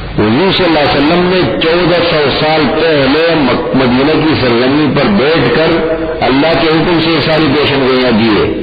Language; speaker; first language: Urdu; non-native, local second language; Pashto